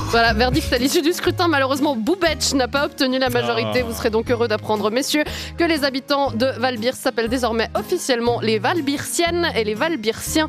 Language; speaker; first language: French; native; French